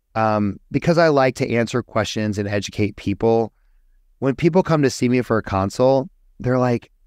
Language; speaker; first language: English; native; English